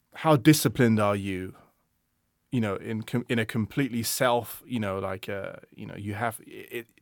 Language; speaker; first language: English; native; English